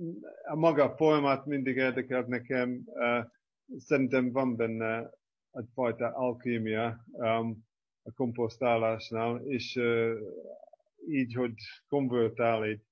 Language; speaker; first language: Hungarian; non-native, fluent; English